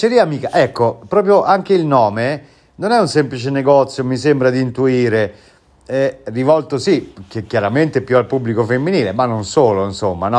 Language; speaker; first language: Italian; native; Italian